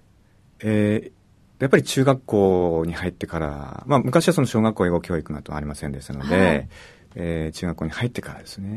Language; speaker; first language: Japanese; native; Japanese